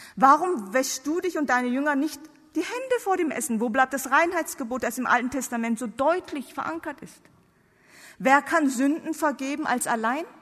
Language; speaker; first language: German; non-native, fluent; Korean